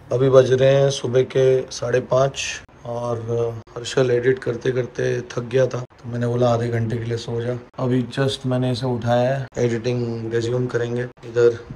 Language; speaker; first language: Hindi; native; Hindi